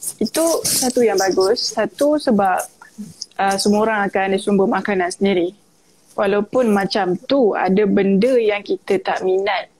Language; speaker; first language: Malay; native; Malay